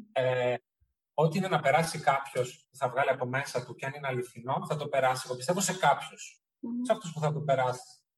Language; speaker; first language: Greek; early bilingual, heritage; Greek